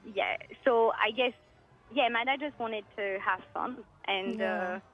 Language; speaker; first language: English; early bilingual, heritage; French